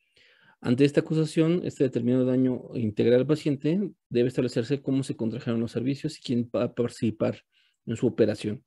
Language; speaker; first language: Spanish; native; Spanish